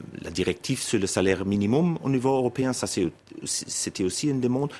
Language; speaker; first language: French; non-native, fluent; German